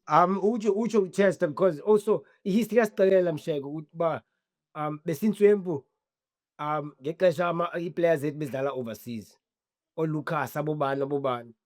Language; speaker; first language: Zulu; non-native, local second language; Xhosa